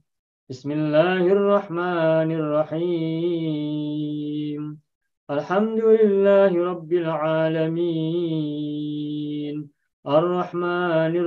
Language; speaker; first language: Arabic; non-native, fluent; Indonesian